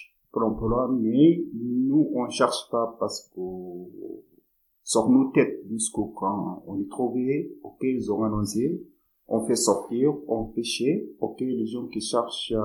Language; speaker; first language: French; non-native, learner; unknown